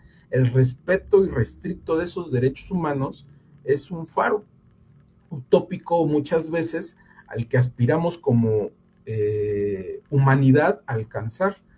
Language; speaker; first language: Spanish; native; Spanish